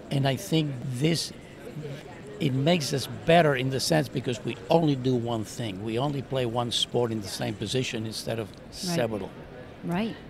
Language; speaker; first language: English; non-native, fluent; Spanish